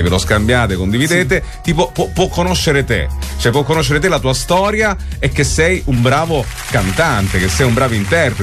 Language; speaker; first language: Italian; native; Italian